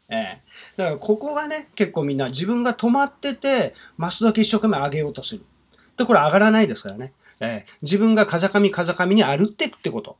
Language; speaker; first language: Japanese; native; Japanese